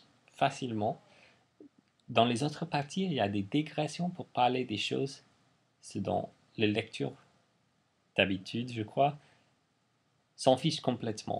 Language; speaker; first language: French; non-native, fluent; English